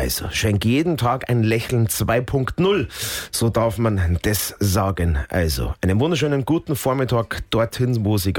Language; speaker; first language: German; native; German